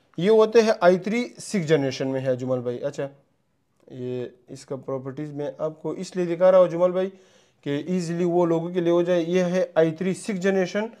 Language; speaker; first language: Urdu; non-native, local second language; Punjabi